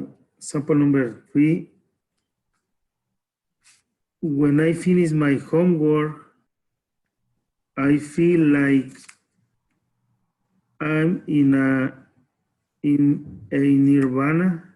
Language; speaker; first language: English; non-native, learner; Spanish